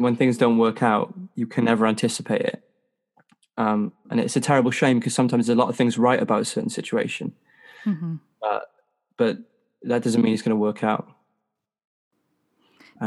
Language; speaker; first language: English; native; English